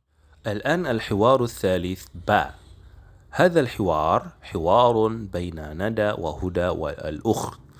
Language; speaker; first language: Arabic; non-native, fluent; Indonesian